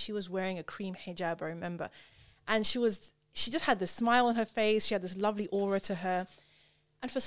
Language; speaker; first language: English; native; English